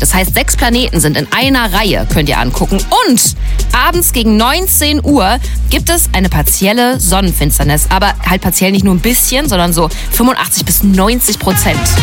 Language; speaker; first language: German; native; German